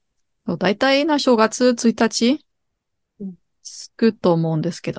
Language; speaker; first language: Japanese; non-native, learner; German